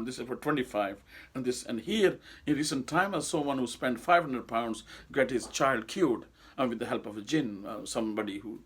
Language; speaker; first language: English; non-native, local second language; Urdu